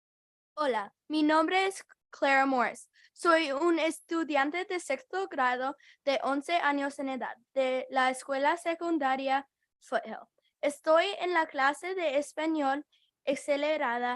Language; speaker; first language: Spanish; non-native, learner; English